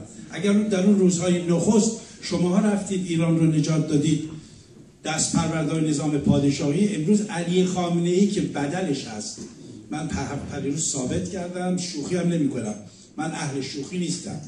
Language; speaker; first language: Persian; native; Persian